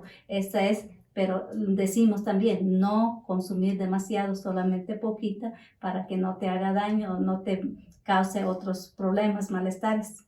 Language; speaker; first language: Spanish; native; Spanish